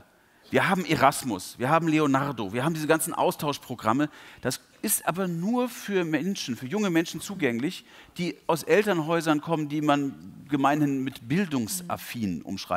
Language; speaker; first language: German; native; German